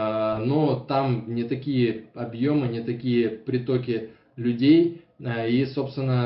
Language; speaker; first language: Russian; native; Russian